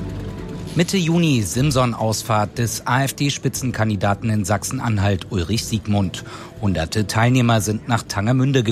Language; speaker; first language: German; native; German